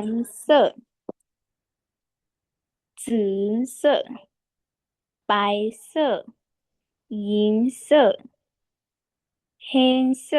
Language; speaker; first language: Chinese; non-native, learner; Lao